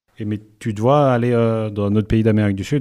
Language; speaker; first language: French; native; French